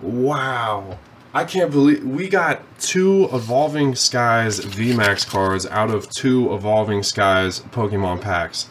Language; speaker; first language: English; native; English